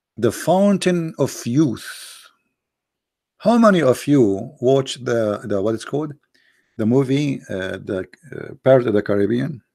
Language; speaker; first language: English; non-native, fluent; Arabic